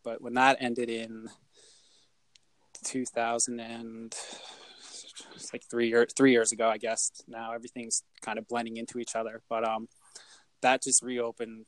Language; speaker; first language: English; native; English